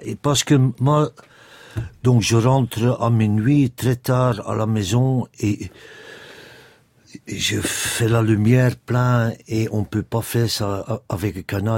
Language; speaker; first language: French; non-native, local second language; Dutch